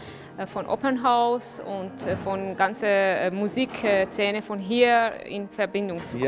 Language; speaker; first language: German; non-native, fluent; Persian